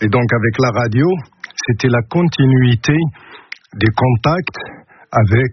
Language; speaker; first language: French; non-native, local second language; Arabic